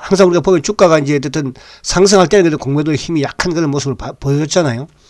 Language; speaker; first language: Korean; native; Korean